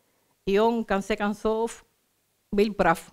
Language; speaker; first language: Russian; non-native, learner; Spanish